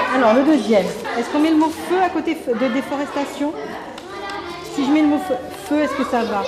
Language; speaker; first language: French; native; French